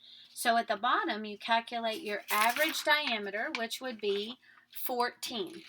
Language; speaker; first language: English; native; English